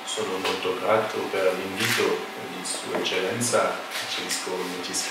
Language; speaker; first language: Italian; non-native, fluent; French